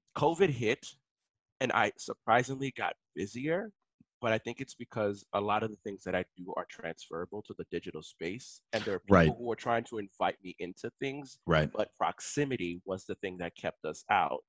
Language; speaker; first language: English; early bilingual, other home language; Haitian Creole